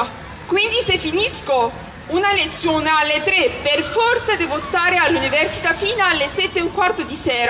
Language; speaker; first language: Italian; early bilingual, other home language; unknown